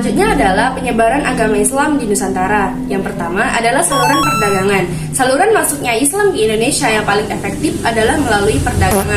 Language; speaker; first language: Indonesian; native; Indonesian